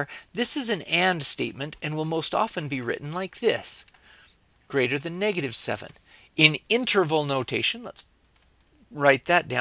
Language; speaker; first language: English; native; English